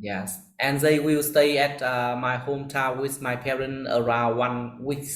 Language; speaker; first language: English; non-native, learner; Vietnamese